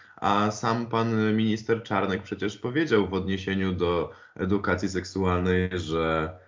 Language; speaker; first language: Polish; native; Polish